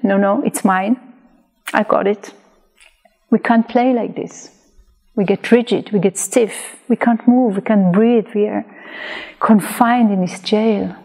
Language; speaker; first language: English; non-native, fluent; Hebrew